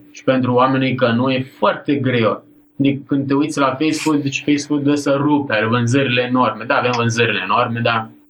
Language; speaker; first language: Romanian; non-native, fluent; Italian